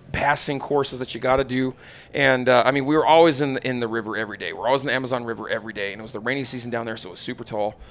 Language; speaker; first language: English; native; English